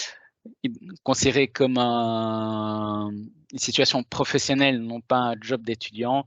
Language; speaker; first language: French; native; French